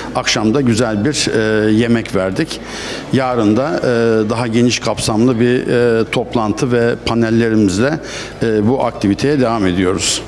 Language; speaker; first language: Turkish; native; Turkish